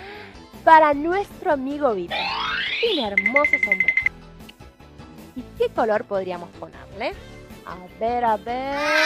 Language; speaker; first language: Spanish; native; Spanish